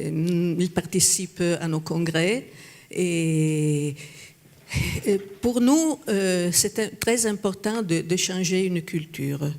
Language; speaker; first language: French; non-native, fluent; Italian